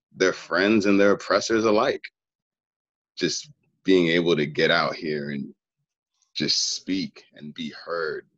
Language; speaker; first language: English; native; English